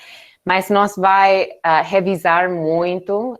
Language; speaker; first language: Portuguese; non-native, learner; English